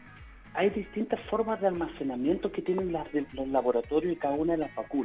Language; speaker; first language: Spanish; native; Spanish